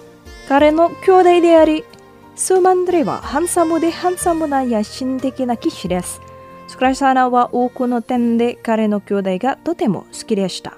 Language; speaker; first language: Japanese; non-native, fluent; Indonesian